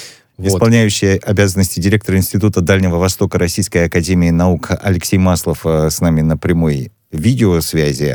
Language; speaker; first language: Russian; native; Russian